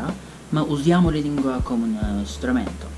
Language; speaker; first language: Italian; non-native, learner; Turkish